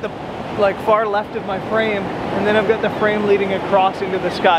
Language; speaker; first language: English; native; English